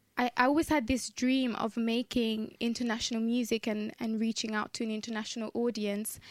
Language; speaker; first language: English; non-native, fluent; Italian